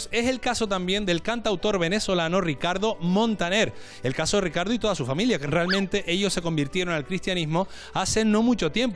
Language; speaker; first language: Spanish; native; Spanish